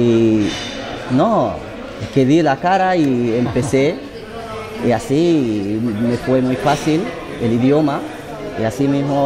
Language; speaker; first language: Spanish; non-native, fluent; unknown